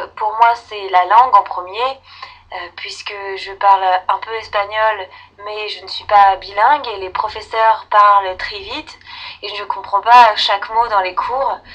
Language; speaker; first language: French; native; French